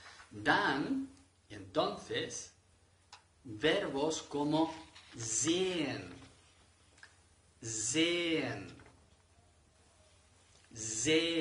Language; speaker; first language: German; non-native, fluent; Spanish